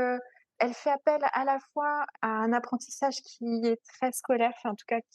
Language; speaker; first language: French; native; French